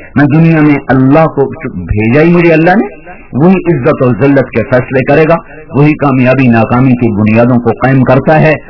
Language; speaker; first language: Urdu; non-native, local second language; Punjabi